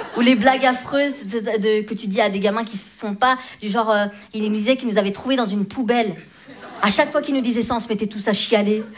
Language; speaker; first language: French; early bilingual, other home language; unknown